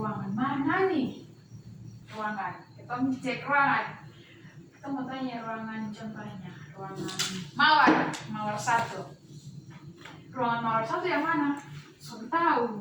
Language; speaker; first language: Indonesian; native; Indonesian